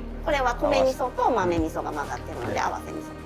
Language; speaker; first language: Japanese; native; Japanese